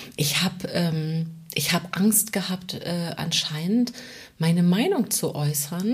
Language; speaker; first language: German; native; German